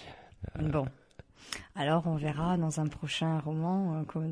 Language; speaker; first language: French; native; French